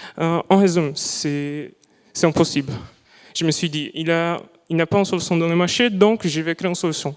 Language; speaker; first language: French; non-native, fluent; Portuguese